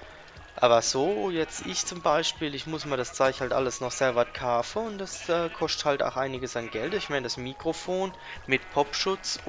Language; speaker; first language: German; native; German